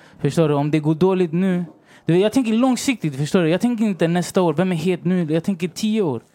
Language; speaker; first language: Swedish; early bilingual, other home language; Spanish